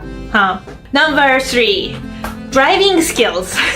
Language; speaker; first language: Hindi; non-native, fluent; Japanese